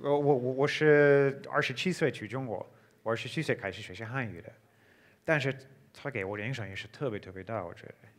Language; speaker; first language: Chinese; non-native, fluent; English